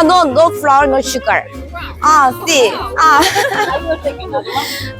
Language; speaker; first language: English; non-native, learner; Korean